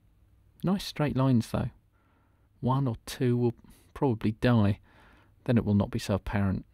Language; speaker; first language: English; native; English